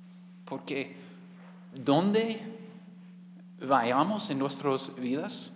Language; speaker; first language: Spanish; non-native, learner; English